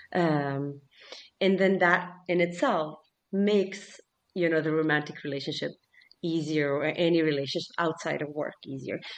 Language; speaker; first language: English; early bilingual, other home language; Swedish